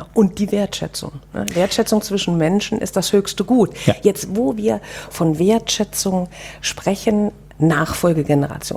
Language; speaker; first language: German; native; German